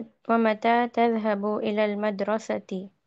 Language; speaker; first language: Arabic; non-native, learner; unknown